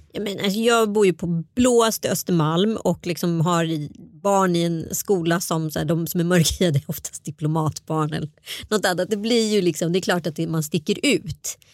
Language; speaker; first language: Swedish; early bilingual, other home language; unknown